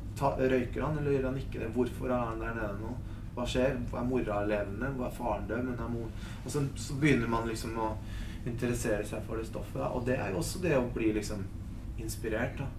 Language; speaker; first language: Norwegian; early bilingual, other home language; Spanish